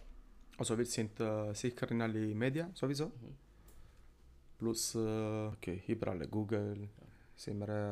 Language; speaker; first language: German; non-native, learner; Italian